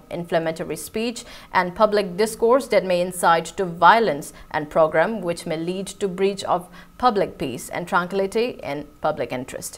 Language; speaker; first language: English; non-native, local second language; Manipuri